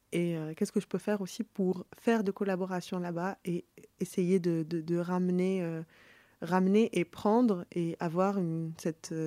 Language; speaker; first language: French; non-native, local second language; Arabic